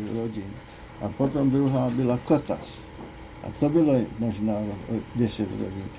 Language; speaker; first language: Czech; early bilingual, heritage; Czech